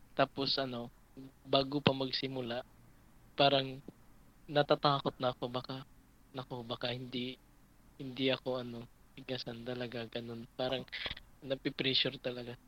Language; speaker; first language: Filipino; non-native, local second language; Cebuano